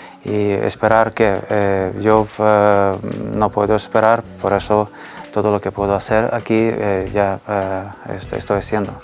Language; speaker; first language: Spanish; non-native, fluent; Ukrainian